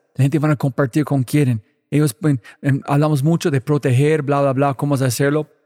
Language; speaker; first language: Spanish; non-native, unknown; English